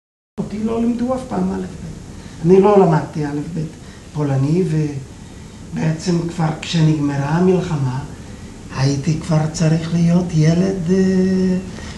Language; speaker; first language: Hebrew; early bilingual, other home language; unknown